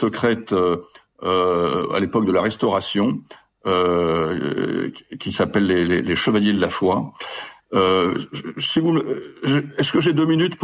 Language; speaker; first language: French; native; French